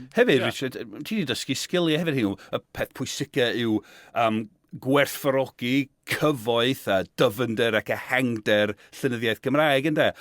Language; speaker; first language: Welsh; non-native, fluent; English